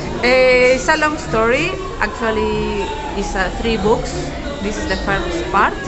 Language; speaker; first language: English; non-native, fluent; Spanish